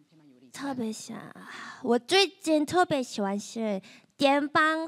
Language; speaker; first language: Chinese; non-native, learner; Korean